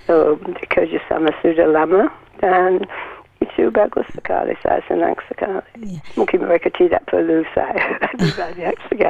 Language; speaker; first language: Indonesian; non-native, learner; English